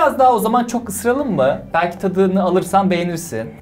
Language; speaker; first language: Turkish; native; Turkish